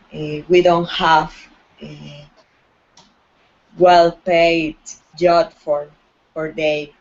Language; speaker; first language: English; non-native, learner; Spanish